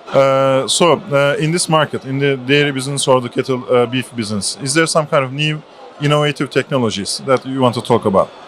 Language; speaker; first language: English; non-native, fluent; Turkish